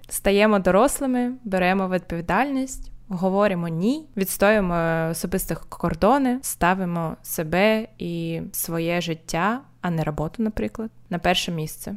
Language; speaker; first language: Ukrainian; non-native, local second language; Russian